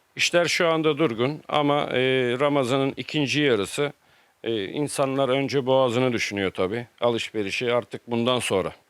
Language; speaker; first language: Turkish; native; Turkish